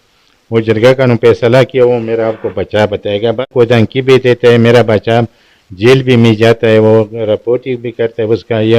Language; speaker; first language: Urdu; non-native, local second language; Pashto